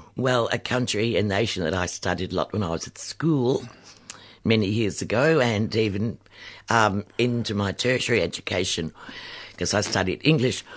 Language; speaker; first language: English; native; English